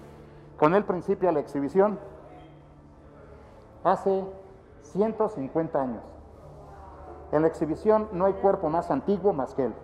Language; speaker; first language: Spanish; native; Spanish